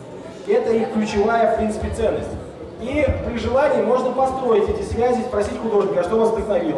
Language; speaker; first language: Russian; native; Russian